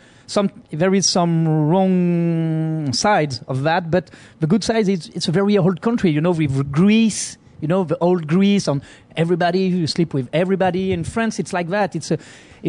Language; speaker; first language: English; non-native, learner; French